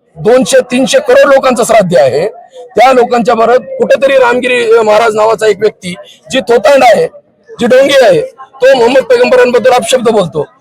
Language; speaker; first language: Marathi; non-native, local second language; Urdu